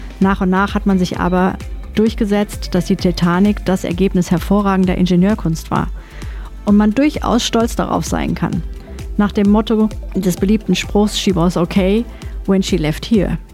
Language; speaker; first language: German; native; German